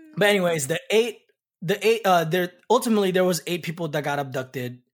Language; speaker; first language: English; early bilingual, other home language; Pampanga